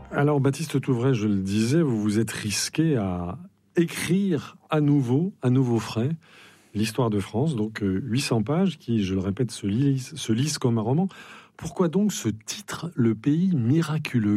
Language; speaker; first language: French; native; French